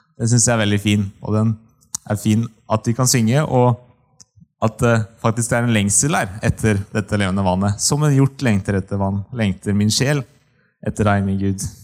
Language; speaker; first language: Norwegian; native; Norwegian